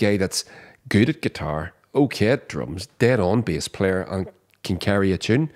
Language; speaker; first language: English; native; English